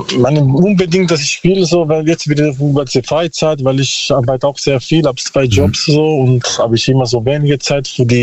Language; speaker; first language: German; non-native, learner; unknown